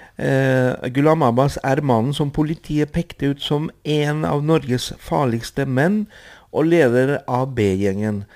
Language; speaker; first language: Norwegian; non-native, fluent; Spanish